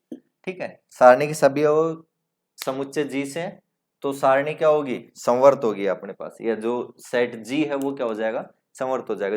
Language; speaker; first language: Hindi; native; Hindi